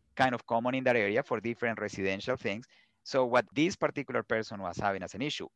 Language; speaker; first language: English; non-native, fluent; Spanish